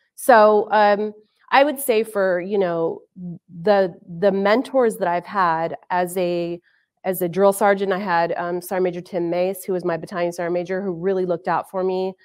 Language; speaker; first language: English; native; English